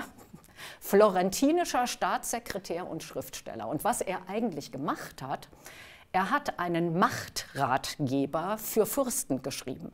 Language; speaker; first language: German; native; German